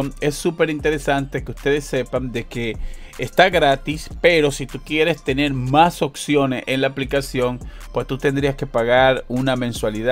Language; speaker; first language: Spanish; native; Spanish